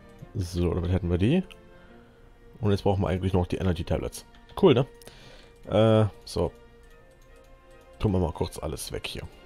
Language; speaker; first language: German; native; German